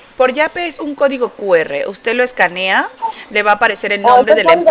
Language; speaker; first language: Spanish; native; Spanish